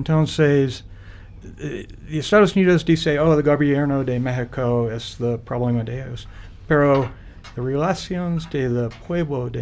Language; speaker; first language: Spanish; non-native, learner; English